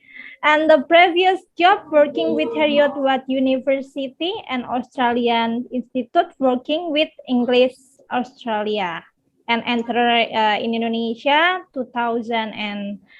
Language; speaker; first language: English; non-native, learner; Indonesian